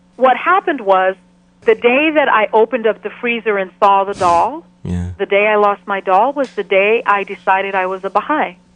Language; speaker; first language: English; native; English